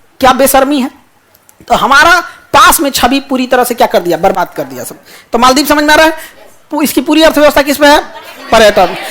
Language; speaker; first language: Hindi; native; Hindi